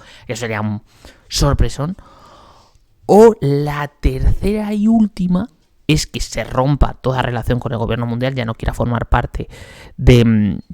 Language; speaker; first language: Spanish; native; Spanish